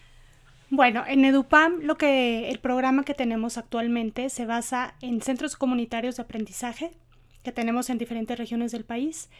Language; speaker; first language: Spanish; native; Spanish